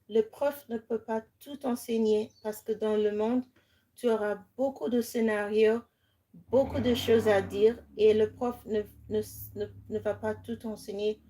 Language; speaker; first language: French; non-native, fluent; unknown